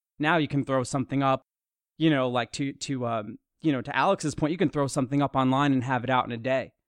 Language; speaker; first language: English; native; English